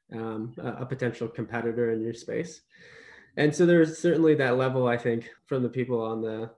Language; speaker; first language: English; native; English